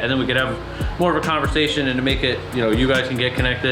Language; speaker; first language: English; native; English